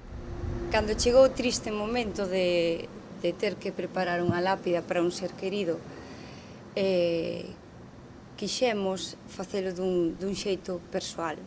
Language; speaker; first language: Galician; native; Galician